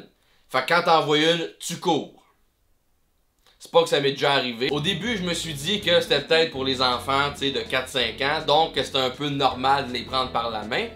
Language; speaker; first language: French; native; French